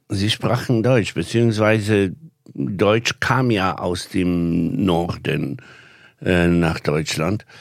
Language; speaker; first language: German; non-native, fluent; Polish